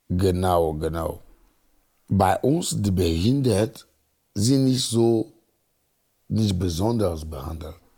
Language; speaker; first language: German; non-native, fluent; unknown